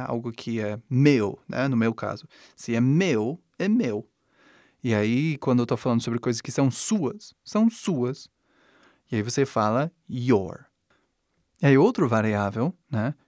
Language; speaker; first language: Portuguese; non-native, fluent; English